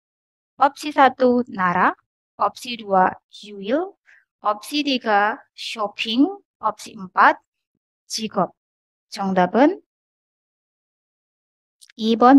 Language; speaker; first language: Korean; non-native, fluent; Indonesian